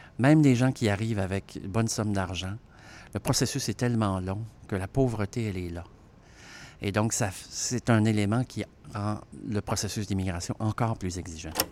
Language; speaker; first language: French; native; French